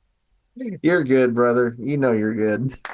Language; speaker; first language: English; native; English